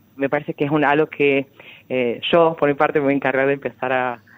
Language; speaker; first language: Spanish; native; Spanish